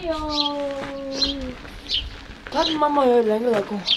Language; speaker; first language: Chinese; non-native, local second language; Tibetan